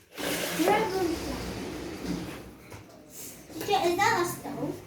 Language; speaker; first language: English; non-native, learner; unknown